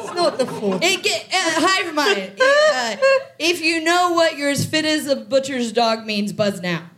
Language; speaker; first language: English; native; English